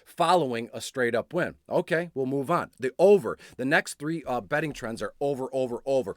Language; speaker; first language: English; native; English